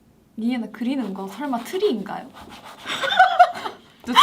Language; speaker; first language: Korean; native; Korean